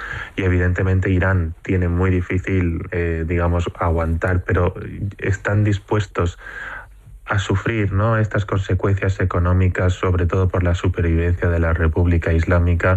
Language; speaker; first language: Spanish; native; Spanish